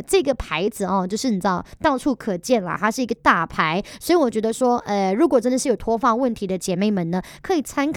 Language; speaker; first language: Chinese; native; Chinese